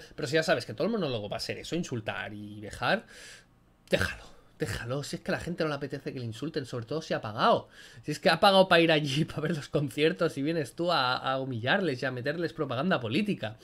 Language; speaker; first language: Spanish; native; Spanish